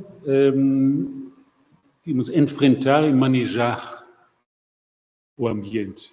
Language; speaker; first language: Portuguese; non-native, fluent; German